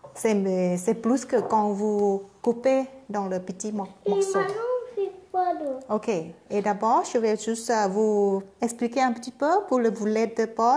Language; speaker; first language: French; non-native, learner; Thai